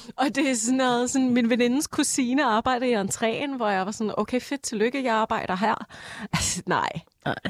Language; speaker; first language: Danish; native; Danish